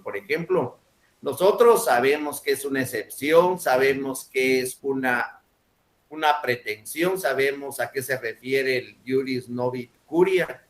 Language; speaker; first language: Spanish; native; Spanish